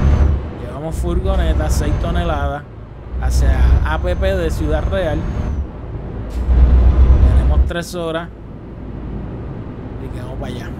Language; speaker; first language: Spanish; native; Spanish